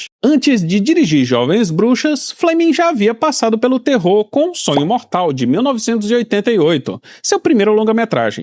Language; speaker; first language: Portuguese; native; Portuguese